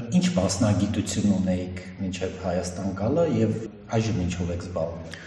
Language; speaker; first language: Armenian; native; Armenian